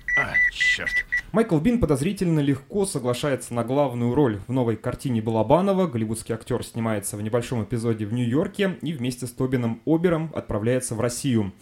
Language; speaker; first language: Russian; native; Russian